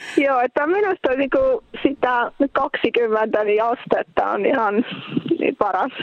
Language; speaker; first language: Finnish; early bilingual, heritage; Finnish